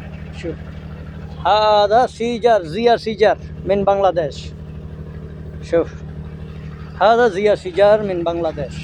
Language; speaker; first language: Arabic; non-native, learner; Bangla